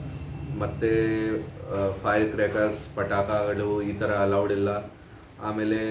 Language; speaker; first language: Kannada; non-native, learner; Hindi